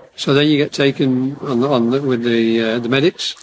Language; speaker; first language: English; native; English